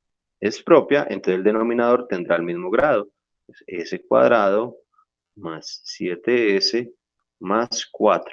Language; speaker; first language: Spanish; native; Spanish